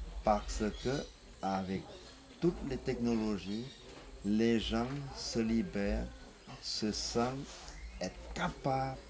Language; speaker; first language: French; non-native, fluent; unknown